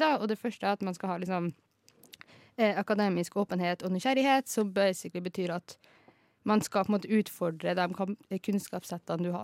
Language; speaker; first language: Norwegian; native; Norwegian